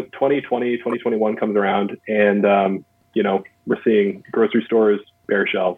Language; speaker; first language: English; native; English